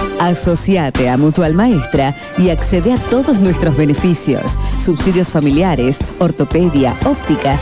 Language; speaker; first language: Spanish; native; Spanish